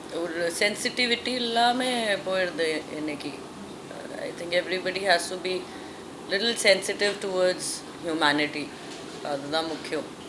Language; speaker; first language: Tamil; non-native, fluent; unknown